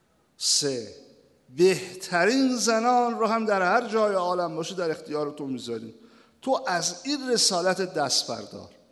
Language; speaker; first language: Persian; native; Persian